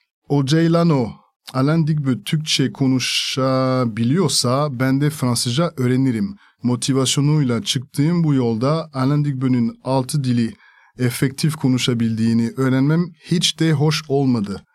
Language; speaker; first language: Turkish; non-native, fluent; French